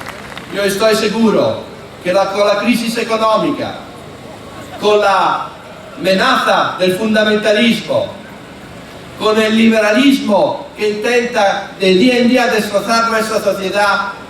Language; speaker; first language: Spanish; non-native, fluent; Italian